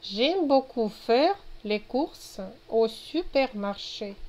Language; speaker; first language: French; non-native, fluent; Russian